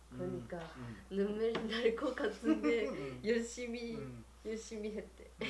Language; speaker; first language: Korean; non-native, learner; Japanese